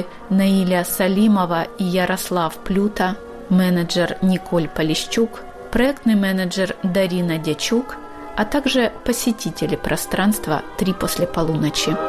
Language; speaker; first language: Russian; native; Russian